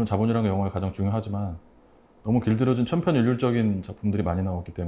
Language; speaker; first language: Korean; native; Korean